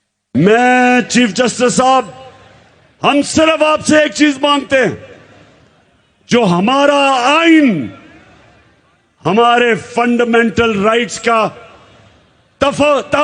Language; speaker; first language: Urdu; native; Urdu